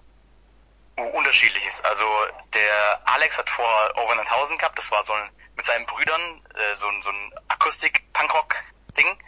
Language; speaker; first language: German; native; German